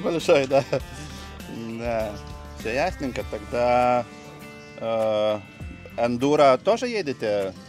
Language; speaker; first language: Russian; non-native, local second language; Lithuanian